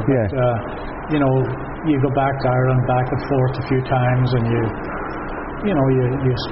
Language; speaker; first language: English; native; English